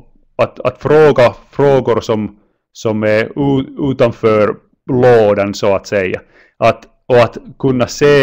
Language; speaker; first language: Swedish; non-native, local second language; Finnish